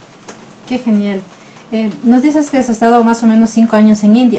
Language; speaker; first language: Spanish; native; Spanish